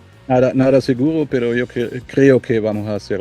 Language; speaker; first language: Spanish; non-native, learner; German